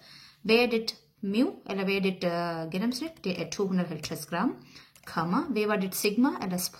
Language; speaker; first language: Danish; non-native, learner; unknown